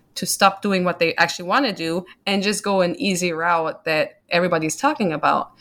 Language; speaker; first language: English; non-native, fluent; German